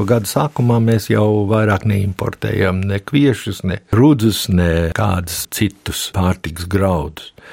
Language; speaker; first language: Latvian; early bilingual, heritage; Latvian